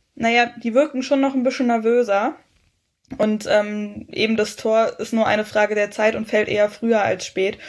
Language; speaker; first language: German; native; German